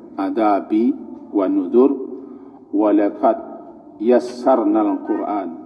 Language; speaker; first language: Malay; non-native, local second language; Minangkabau